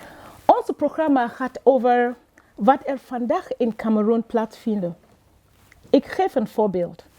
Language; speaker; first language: Dutch; non-native, fluent; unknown